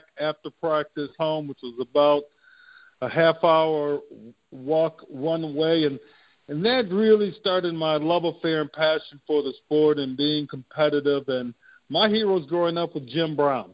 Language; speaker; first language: English; native; English